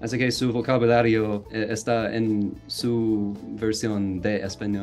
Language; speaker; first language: Spanish; non-native, learner; English